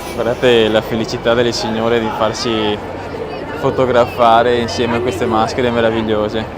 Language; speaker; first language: Italian; native; Italian